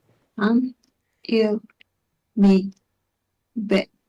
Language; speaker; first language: English; non-native, learner; Hungarian